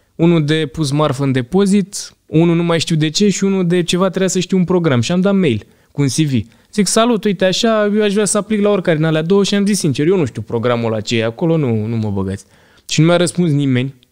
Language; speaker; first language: Romanian; native; Romanian